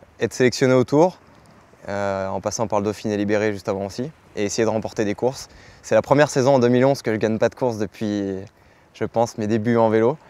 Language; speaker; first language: French; native; French